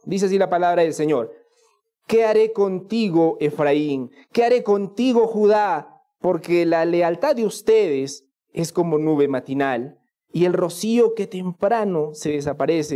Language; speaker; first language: Spanish; native; Spanish